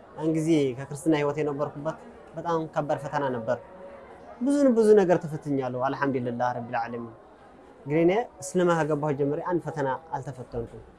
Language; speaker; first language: Amharic; non-native, local second language; Tigrinya